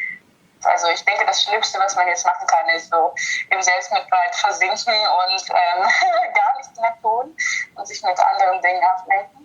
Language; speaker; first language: German; native; German